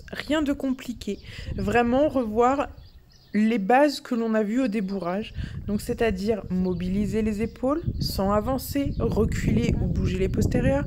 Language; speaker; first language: French; native; French